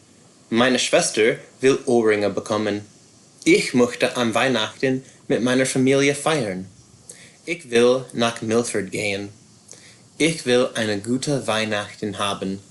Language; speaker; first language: German; non-native, fluent; English